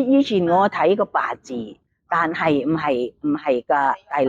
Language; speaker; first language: Cantonese; non-native, learner; Thai